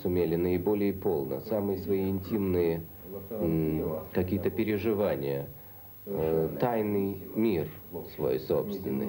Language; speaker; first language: Russian; native; Russian